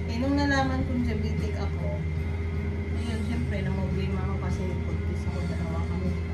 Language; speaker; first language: Filipino; non-native, local second language; Cebuano